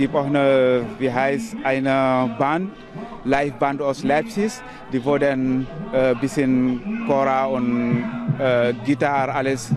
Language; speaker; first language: German; non-native, learner; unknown